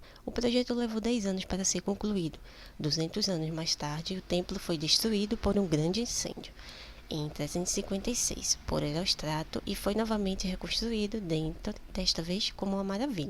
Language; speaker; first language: Portuguese; native; Portuguese